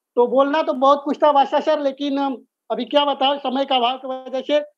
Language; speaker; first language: Hindi; native; Hindi